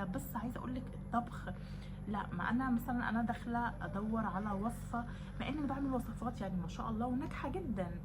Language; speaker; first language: Arabic; native; Arabic